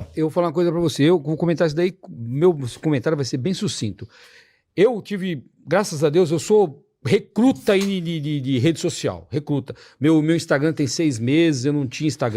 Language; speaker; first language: Portuguese; native; Portuguese